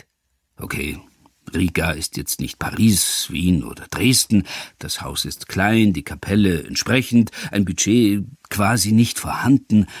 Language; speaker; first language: German; native; German